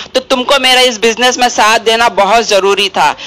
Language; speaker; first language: Hindi; non-native, local second language; Urdu